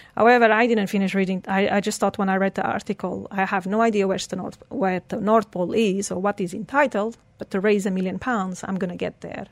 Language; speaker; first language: English; non-native, fluent; Portuguese